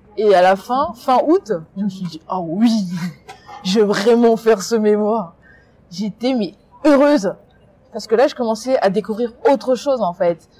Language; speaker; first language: French; early bilingual, other home language; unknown